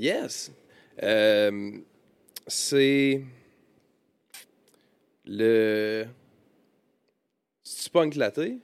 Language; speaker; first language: French; native; French